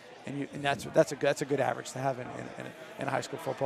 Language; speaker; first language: English; native; English